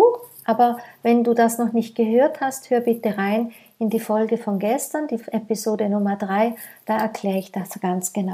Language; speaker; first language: German; native; German